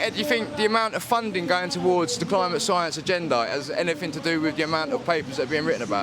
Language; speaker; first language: English; native; English